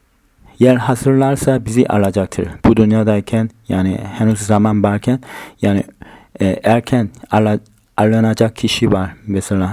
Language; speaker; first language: Turkish; non-native, fluent; Korean